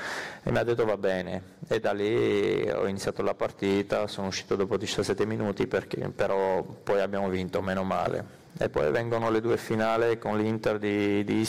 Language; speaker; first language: Italian; non-native, fluent; Armenian